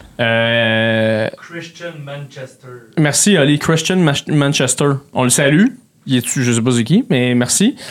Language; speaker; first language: French; native; French